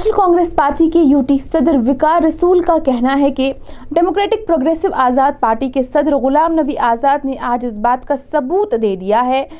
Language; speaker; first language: Urdu; non-native, local second language; Kashmiri